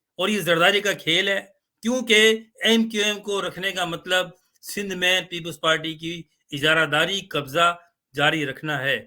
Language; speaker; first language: Urdu; native; Urdu